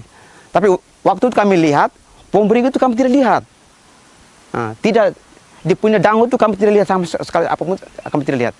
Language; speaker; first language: Indonesian; non-native, local second language; Tetum